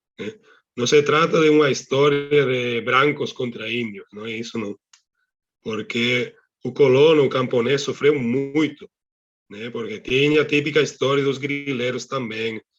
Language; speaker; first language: Portuguese; non-native, fluent; Catalan